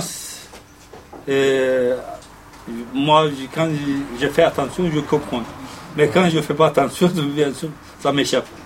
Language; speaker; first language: French; non-native, fluent; Kurdish